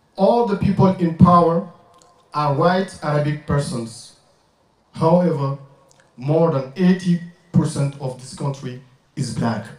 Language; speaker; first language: English; non-native, learner; French